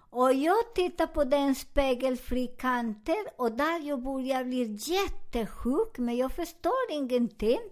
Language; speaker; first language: Swedish; non-native, learner; Spanish